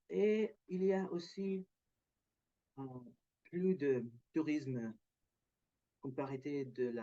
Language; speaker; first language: French; non-native, learner; Arabic